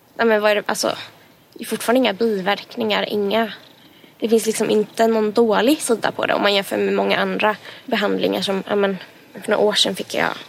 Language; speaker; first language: Swedish; native; Swedish